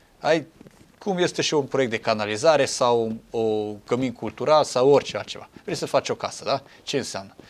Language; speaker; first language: Romanian; non-native, local second language; Hungarian